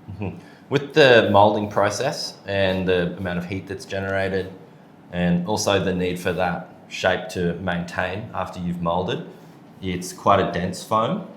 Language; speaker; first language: English; native; English